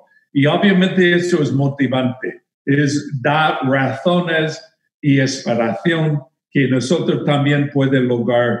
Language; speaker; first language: Spanish; non-native, fluent; English